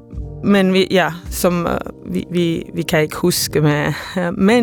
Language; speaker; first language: Danish; non-native, fluent; Estonian